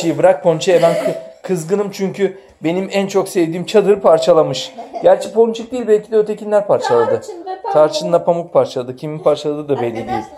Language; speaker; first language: Turkish; native; Turkish